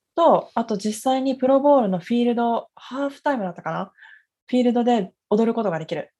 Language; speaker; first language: Japanese; native; Japanese